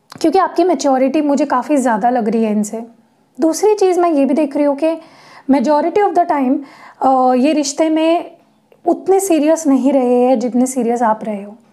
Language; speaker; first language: Hindi; non-native, local second language; Marathi